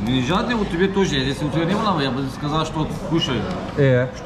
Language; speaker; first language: Russian; non-native, learner; Turkish